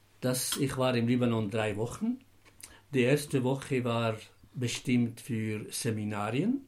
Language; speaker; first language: German; non-native, fluent; Arabic